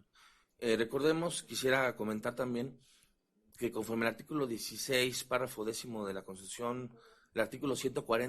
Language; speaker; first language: Spanish; native; Spanish